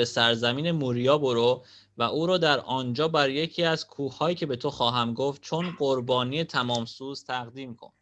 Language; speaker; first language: Persian; native; Persian